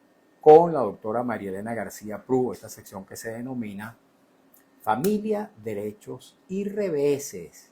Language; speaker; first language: Spanish; native; Spanish